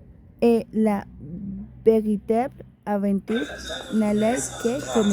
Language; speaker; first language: French; non-native, learner; Spanish